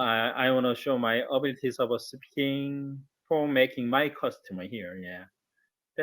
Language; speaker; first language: English; non-native, learner; Korean